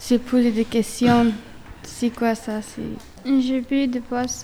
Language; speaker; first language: French; non-native, learner; Pashto